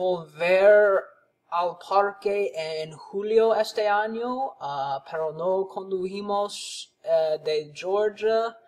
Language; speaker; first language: Spanish; non-native, learner; English